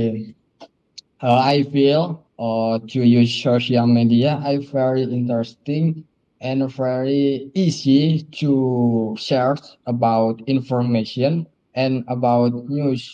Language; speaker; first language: English; non-native, learner; Indonesian